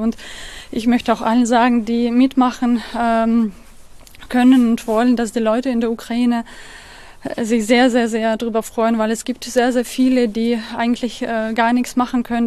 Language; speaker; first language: German; non-native, fluent; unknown